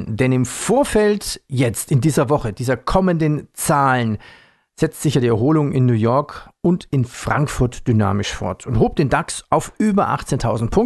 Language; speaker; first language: German; native; German